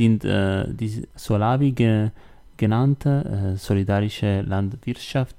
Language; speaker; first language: German; non-native, learner; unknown